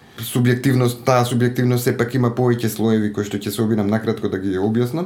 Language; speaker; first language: Macedonian; native; Macedonian